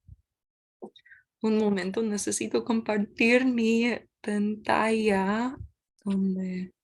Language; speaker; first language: Spanish; non-native, learner; English